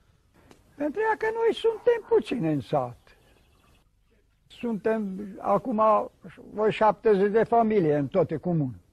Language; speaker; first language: Romanian; non-native, local second language; Hungarian